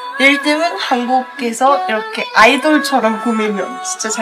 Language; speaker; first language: Korean; non-native, learner; Mongolian